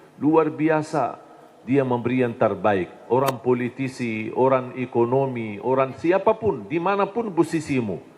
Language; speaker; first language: Indonesian; non-native, fluent; Arabic